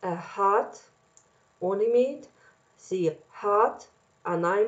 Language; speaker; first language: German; non-native, fluent; Russian